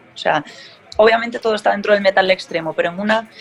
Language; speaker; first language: Spanish; native; Spanish